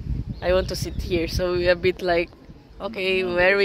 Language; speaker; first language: English; non-native, learner; Portuguese